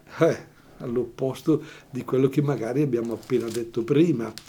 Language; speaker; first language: Italian; native; Italian